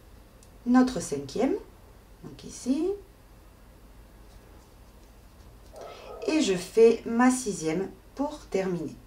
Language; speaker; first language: French; native; French